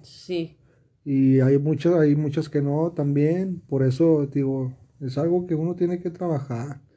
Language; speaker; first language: Spanish; native; Spanish